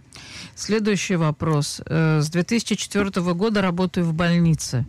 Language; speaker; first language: Russian; native; Russian